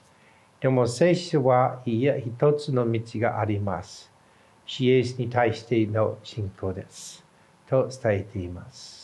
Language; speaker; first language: Japanese; non-native, fluent; English